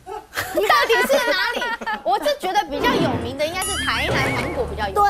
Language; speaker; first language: Chinese; native; Chinese